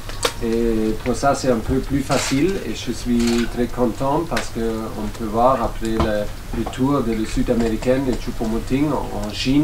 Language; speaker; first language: French; non-native, learner; German